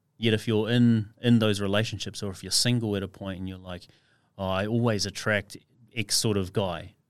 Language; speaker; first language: English; native; English